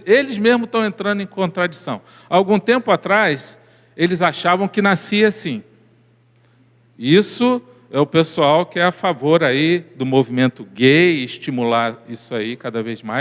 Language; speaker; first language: Portuguese; native; Portuguese